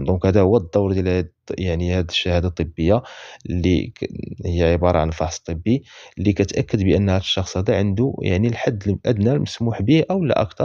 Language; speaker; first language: Arabic; native; Arabic